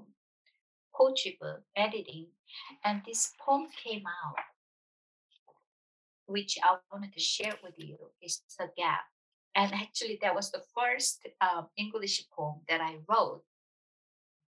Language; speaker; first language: English; non-native, fluent; Korean